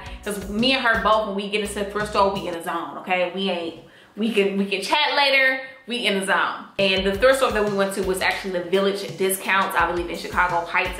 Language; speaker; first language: English; native; English